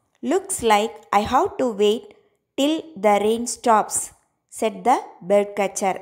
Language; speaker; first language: English; non-native, local second language; Tamil